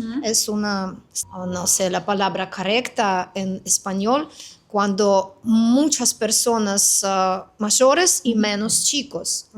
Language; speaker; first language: Spanish; non-native, fluent; Russian